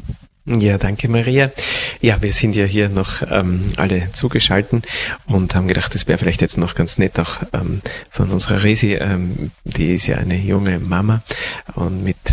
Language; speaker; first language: German; native; German